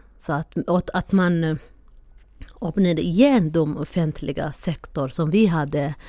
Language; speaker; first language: Swedish; non-native, fluent; Somali